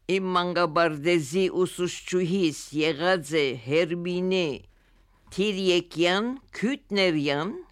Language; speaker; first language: Armenian; early bilingual, heritage; Armenian